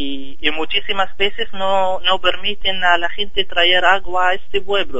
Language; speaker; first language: Spanish; non-native, fluent; Arabic